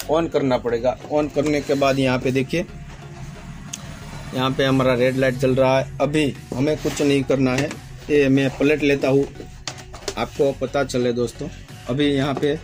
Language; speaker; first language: Hindi; non-native, local second language; Gujarati